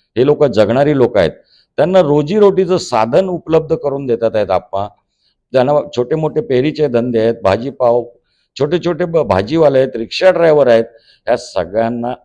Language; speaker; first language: Marathi; non-native, local second language; Hindi